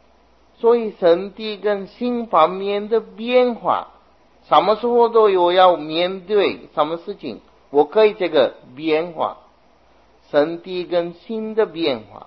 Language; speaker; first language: Chinese; non-native, fluent; Sinhala